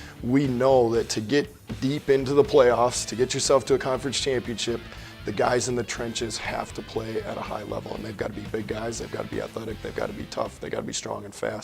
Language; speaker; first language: English; native; English